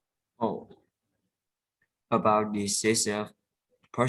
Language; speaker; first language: English; non-native, learner; Vietnamese